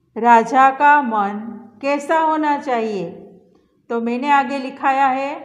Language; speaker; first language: Hindi; non-native, local second language; Gujarati